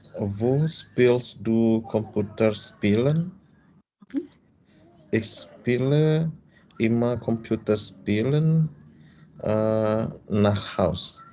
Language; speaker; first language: German; non-native, learner; Indonesian